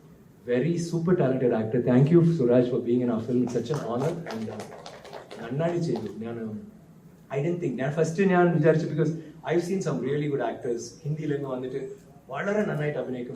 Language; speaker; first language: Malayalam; non-native, learner; Tamil